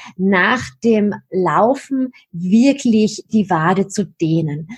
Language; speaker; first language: German; native; German